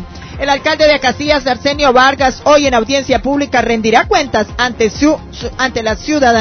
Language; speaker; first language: Spanish; native; Spanish